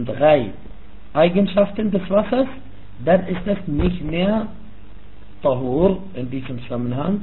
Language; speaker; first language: German; non-native, fluent; Arabic